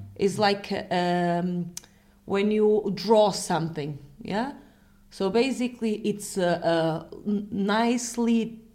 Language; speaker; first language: English; non-native, fluent; Portuguese